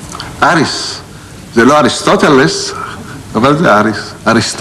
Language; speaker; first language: Hebrew; non-native, fluent; Greek